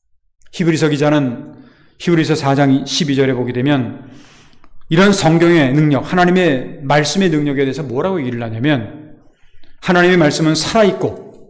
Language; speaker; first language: Korean; native; Korean